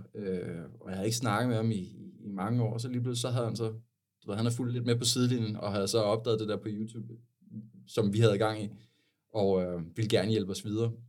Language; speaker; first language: Danish; native; Danish